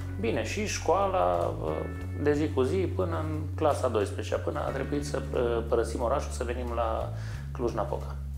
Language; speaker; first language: Romanian; native; Romanian